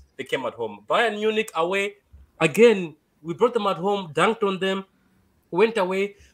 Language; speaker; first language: English; non-native, local second language; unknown